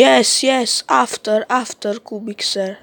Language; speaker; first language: English; non-native, learner; Italian